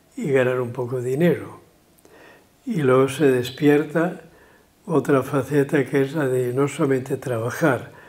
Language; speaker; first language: Spanish; native; Spanish